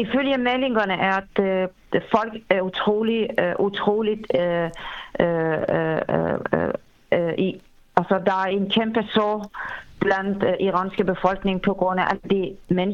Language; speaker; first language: Danish; non-native, fluent; Persian